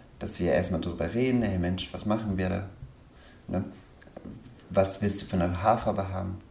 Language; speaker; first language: German; non-native, fluent; Persian